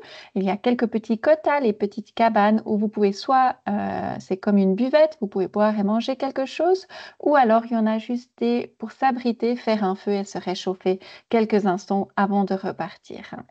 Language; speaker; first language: French; native; French